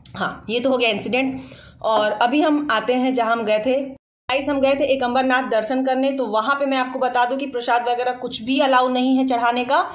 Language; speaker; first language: Hindi; native; Hindi